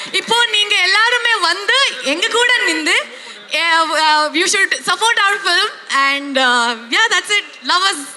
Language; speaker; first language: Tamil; non-native, local second language; Kannada